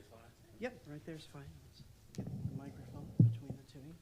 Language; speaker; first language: English; native; English